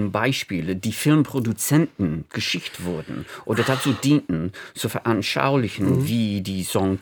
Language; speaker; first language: German; non-native, fluent; English